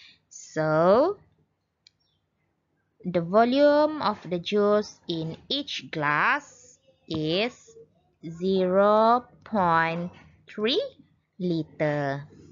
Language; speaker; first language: English; non-native, local second language; Malay